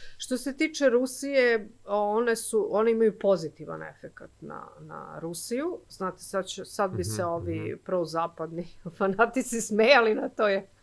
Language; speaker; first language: Serbian; native; Serbian